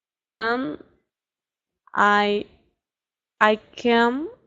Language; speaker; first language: English; non-native, learner; Spanish